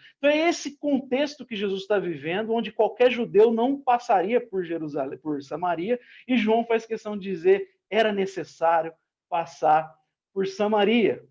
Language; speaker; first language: Portuguese; native; Portuguese